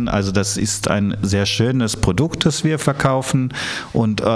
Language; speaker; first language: German; early bilingual, other home language; Italian